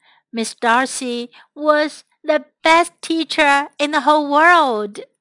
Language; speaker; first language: English; non-native, fluent; Chinese